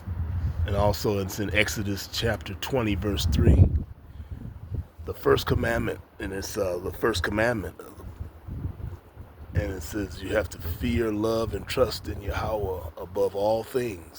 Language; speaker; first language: English; native; English